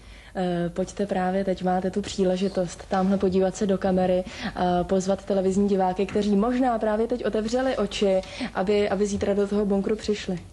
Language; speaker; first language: Czech; native; Czech